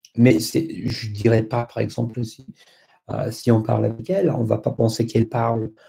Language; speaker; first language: French; non-native, fluent; English